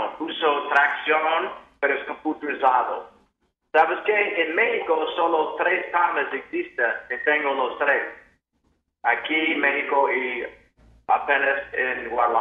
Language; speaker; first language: Spanish; non-native, fluent; English